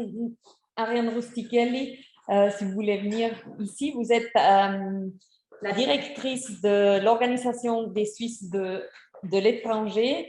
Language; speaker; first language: French; non-native, fluent; German